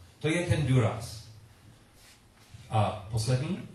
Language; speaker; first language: Czech; non-native, learner; English